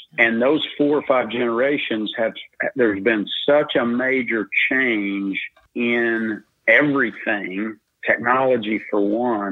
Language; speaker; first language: English; native; English